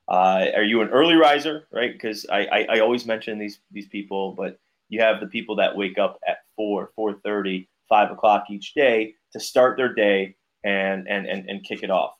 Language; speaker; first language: English; native; English